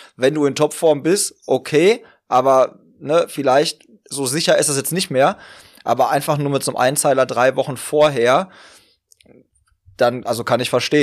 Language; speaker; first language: German; native; German